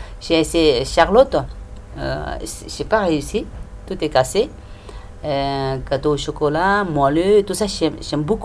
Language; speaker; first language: French; non-native, learner; Tibetan